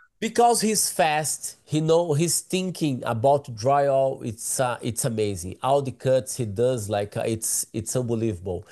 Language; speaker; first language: English; non-native, learner; Portuguese